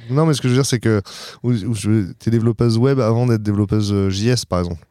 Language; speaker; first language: French; native; French